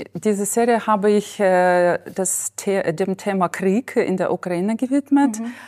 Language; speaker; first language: German; non-native, fluent; Ukrainian